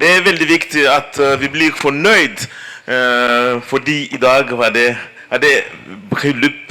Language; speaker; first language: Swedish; non-native, learner; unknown